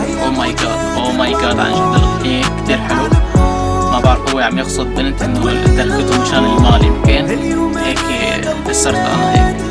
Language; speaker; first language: Arabic; native; Arabic